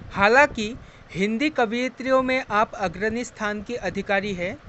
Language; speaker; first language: Hindi; non-native, local second language; Assamese